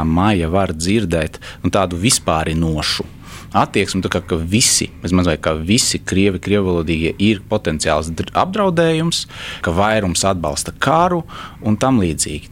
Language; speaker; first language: Latvian; non-native, local second language; Russian